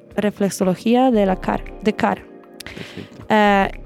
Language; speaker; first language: Spanish; non-native, fluent; Polish